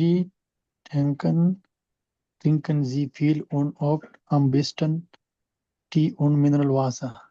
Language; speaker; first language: German; non-native, learner; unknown